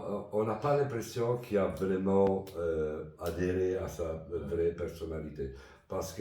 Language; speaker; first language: French; non-native, fluent; Italian